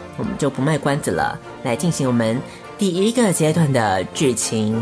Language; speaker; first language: Chinese; native; Chinese